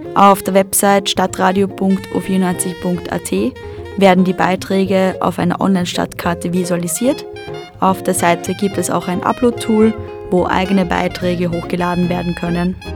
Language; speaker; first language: German; native; German